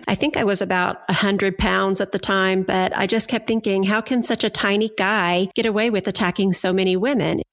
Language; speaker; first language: English; native; English